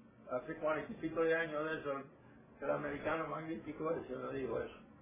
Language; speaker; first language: Spanish; native; Spanish